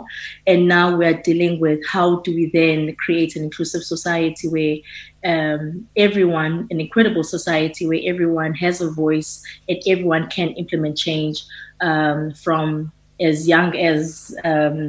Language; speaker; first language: English; non-native, local second language; Xhosa